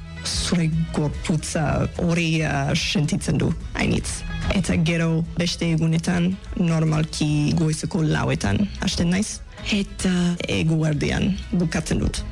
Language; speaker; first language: Basque; non-native, fluent; English